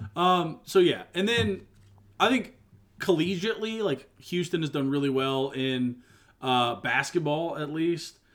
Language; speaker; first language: English; native; English